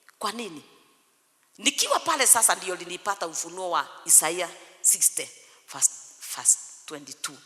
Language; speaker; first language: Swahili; non-native, local second language; Kikuyu